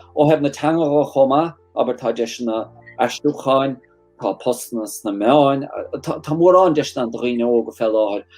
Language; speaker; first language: Irish; native; Irish